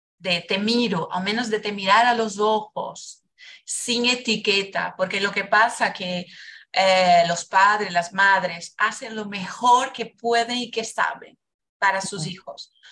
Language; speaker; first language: Spanish; non-native, fluent; Portuguese